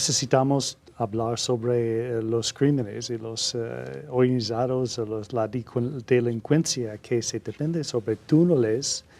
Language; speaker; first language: Spanish; non-native, learner; English